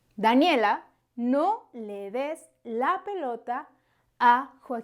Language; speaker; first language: Spanish; native; Spanish